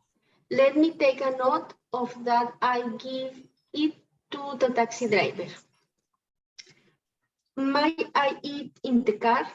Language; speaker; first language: English; non-native, learner; Spanish